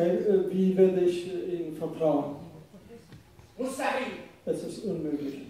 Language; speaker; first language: German; non-native, fluent; Arabic